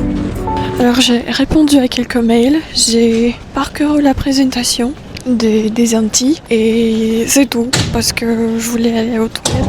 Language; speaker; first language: French; non-native, fluent; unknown